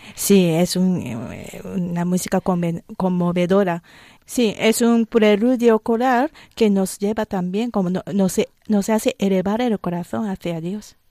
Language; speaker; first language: Spanish; non-native, fluent; Japanese